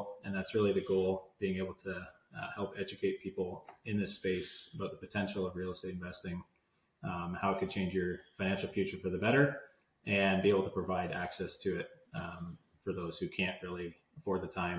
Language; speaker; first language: English; native; English